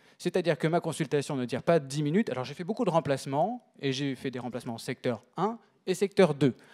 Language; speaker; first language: French; native; French